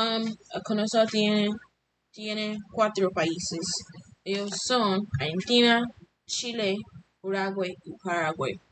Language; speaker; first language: Spanish; non-native, learner; English